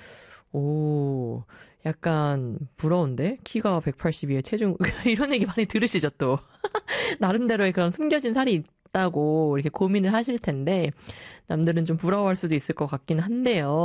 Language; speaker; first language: Korean; early bilingual, heritage; Korean